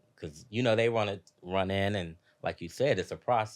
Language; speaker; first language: English; native; English